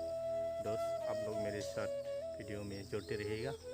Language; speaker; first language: Hindi; non-native, local second language; Bodo